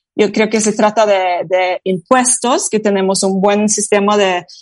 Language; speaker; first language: Spanish; non-native, fluent; Norwegian